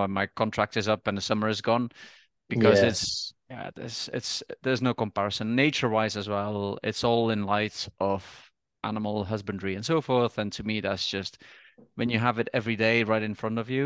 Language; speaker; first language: English; non-native, fluent; Dutch